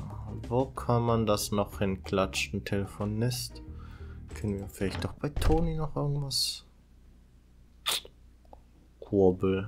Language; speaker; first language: German; native; German